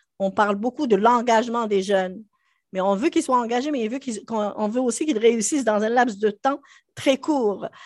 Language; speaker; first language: French; non-native, local second language; Arabic